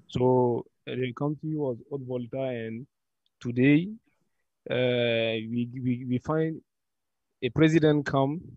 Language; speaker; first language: English; non-native, learner; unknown